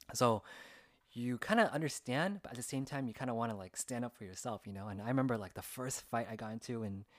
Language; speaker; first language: English; native; English